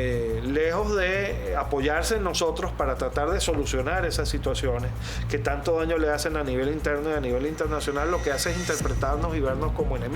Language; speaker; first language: Spanish; native; Spanish